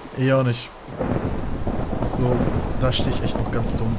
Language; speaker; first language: German; native; German